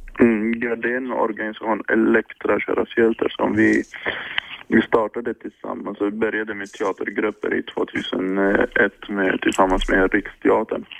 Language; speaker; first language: Swedish; non-native, fluent; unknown